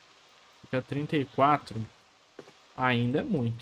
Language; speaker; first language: Portuguese; native; Portuguese